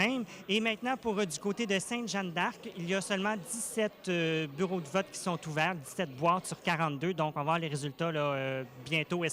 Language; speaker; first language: French; native; French